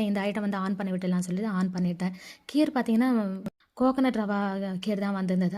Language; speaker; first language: Tamil; native; Tamil